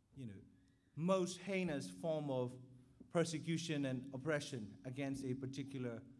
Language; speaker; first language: English; non-native, fluent; Burmese